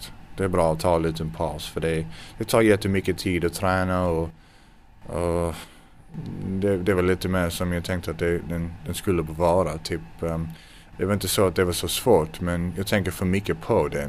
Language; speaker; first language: Swedish; non-native, fluent; English